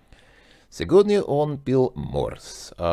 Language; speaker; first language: Russian; non-native, learner; English